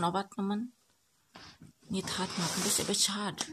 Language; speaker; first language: Dutch; non-native, learner; Indonesian